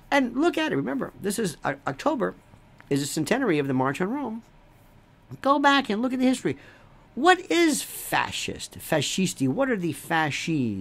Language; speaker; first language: English; native; English